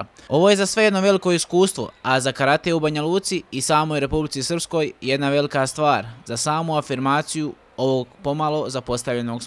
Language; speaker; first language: Serbian; native; Serbian